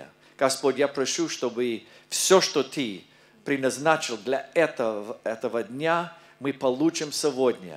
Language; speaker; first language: Russian; non-native, learner; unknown